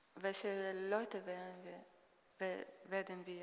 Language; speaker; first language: German; non-native, fluent; Hebrew